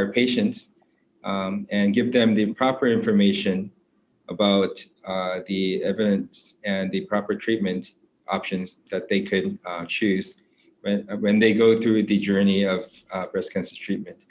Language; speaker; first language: English; non-native, fluent; Korean